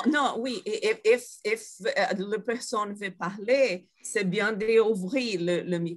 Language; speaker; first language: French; non-native, fluent; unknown